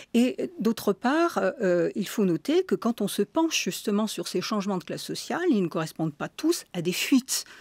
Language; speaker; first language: French; native; French